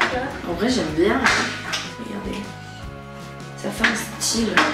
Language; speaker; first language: French; early bilingual, other home language; Russian